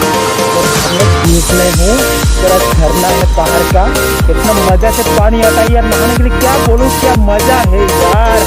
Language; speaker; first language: Hindi; non-native, local second language; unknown